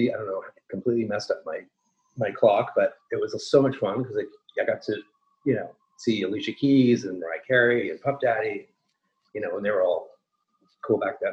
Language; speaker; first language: English; native; English